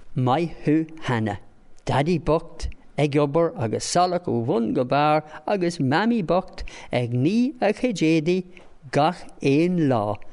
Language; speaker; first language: Irish; non-native, local second language; English